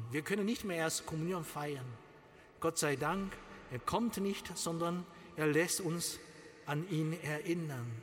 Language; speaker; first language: German; non-native, learner; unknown